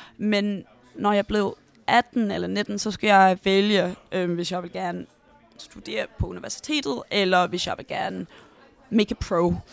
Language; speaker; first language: Danish; early bilingual, heritage; Danish